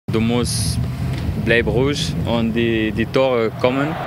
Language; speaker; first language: German; non-native, learner; French